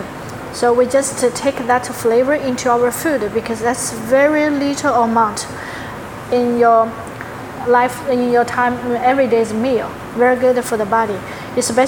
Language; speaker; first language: English; non-native, learner; Chinese